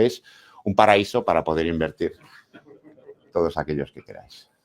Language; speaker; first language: Spanish; native; Spanish